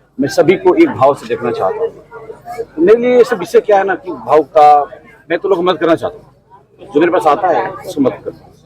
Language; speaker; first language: Hindi; native; Hindi